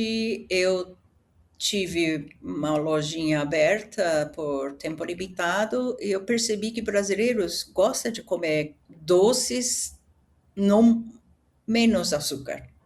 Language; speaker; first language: Portuguese; early bilingual, other home language; Japanese